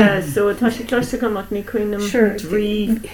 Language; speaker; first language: Irish; non-native, local second language; English